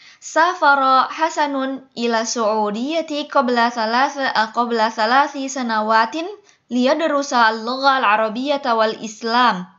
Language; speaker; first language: Arabic; non-native, fluent; Indonesian